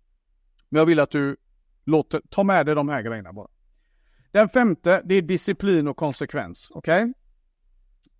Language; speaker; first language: Swedish; native; Swedish